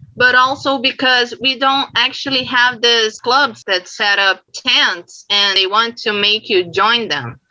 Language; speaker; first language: English; non-native, fluent; Portuguese